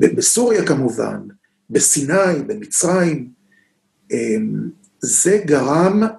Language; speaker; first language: Hebrew; native; Hebrew